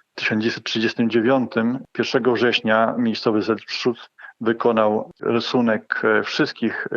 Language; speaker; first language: Polish; native; Polish